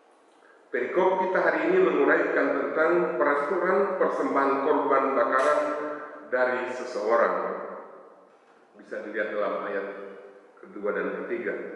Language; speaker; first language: Indonesian; native; Indonesian